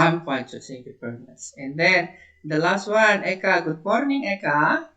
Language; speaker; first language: English; non-native, learner; Indonesian